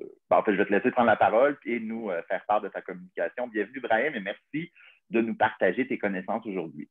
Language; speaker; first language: French; native; French